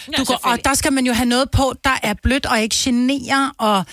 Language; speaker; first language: Danish; native; Danish